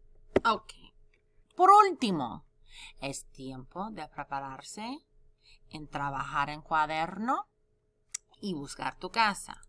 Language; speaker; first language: Spanish; non-native, fluent; English